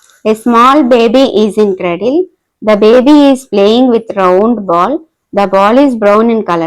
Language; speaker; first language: English; non-native, local second language; Telugu